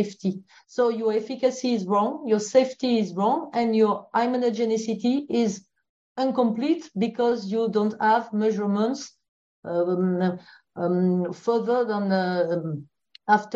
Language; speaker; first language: English; non-native, fluent; French